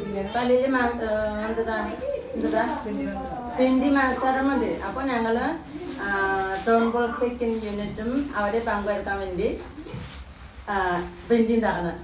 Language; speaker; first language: Malayalam; non-native, learner; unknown